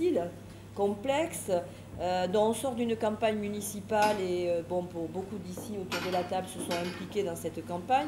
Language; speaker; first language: French; native; French